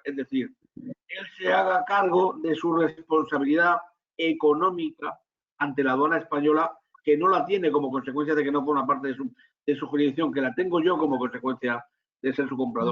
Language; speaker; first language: Spanish; native; Spanish